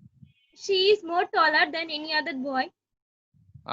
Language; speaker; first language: English; non-native, learner; Bangla